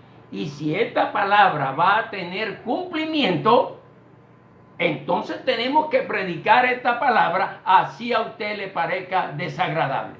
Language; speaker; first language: Spanish; native; Spanish